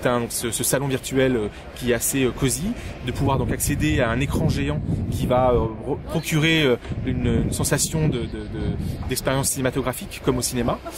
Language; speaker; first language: French; native; French